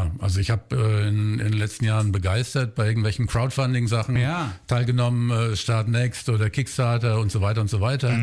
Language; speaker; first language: German; native; German